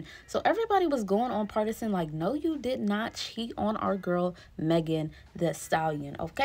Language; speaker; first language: English; native; English